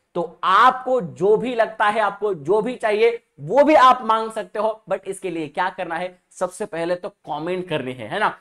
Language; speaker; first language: Hindi; non-native, local second language; Marathi